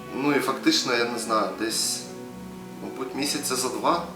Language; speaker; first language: Ukrainian; native; Ukrainian